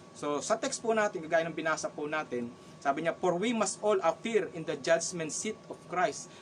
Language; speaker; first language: Filipino; non-native, local second language; Cebuano